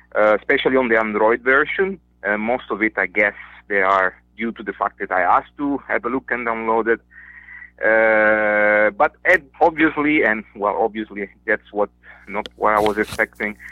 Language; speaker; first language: English; non-native, fluent; Italian